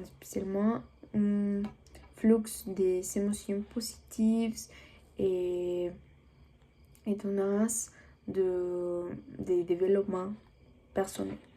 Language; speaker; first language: French; non-native, learner; Spanish